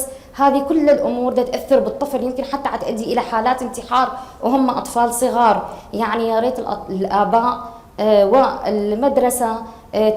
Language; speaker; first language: Arabic; native; Arabic